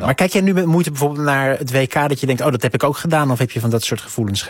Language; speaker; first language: Dutch; native; Dutch